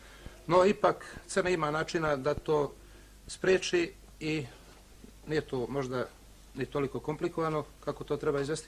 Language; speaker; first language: Bosnian; native; Bosnian